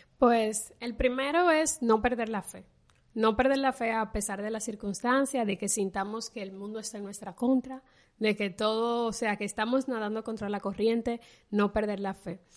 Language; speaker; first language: Spanish; native; Spanish